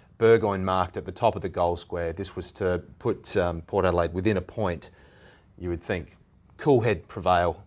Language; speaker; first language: English; native; English